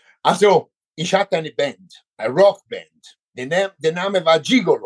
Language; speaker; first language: German; non-native, learner; Italian